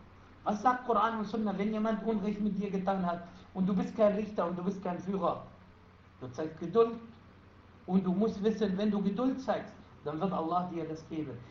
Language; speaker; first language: German; non-native, fluent; Arabic